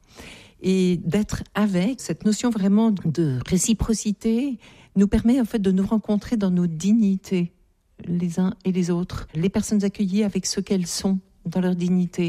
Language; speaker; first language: French; native; French